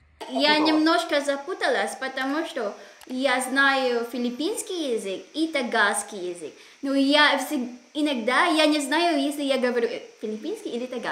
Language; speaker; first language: Russian; non-native, learner; Filipino